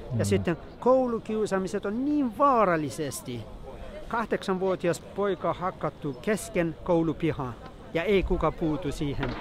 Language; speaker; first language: Finnish; non-native, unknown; Persian